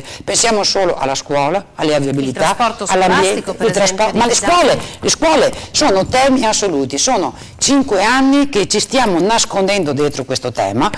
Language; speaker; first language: Italian; native; Italian